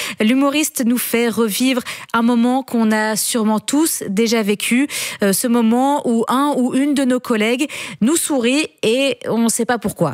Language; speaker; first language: French; native; French